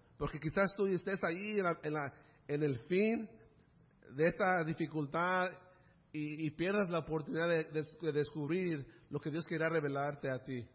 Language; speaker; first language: Spanish; early bilingual, heritage; Spanish